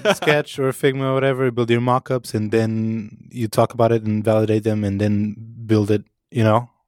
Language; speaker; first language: English; non-native, fluent; Portuguese